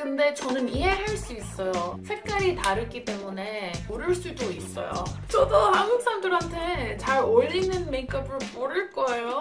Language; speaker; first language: Korean; non-native, fluent; English